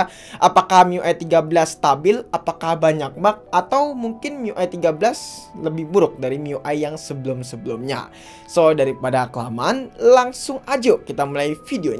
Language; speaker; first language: Indonesian; native; Indonesian